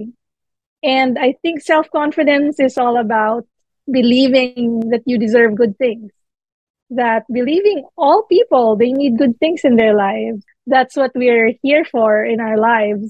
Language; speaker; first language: English; non-native, local second language; Filipino